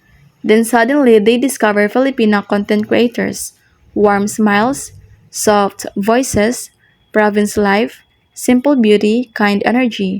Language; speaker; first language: English; non-native, local second language; Filipino